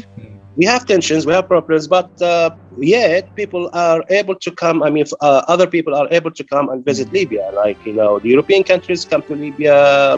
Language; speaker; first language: English; non-native, fluent; Arabic